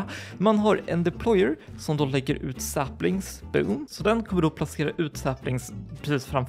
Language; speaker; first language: Swedish; native; Swedish